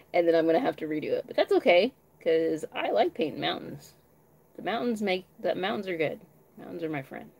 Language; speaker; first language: English; native; English